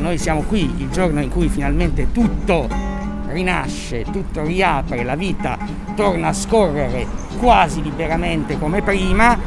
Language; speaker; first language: Italian; native; Italian